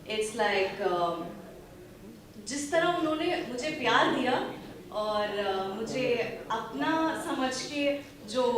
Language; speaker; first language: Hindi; non-native, local second language; Kannada